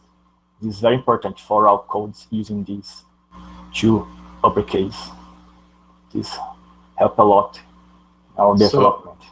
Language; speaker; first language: English; non-native, learner; Portuguese